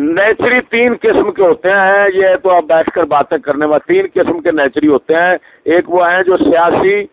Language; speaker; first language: Urdu; native; Urdu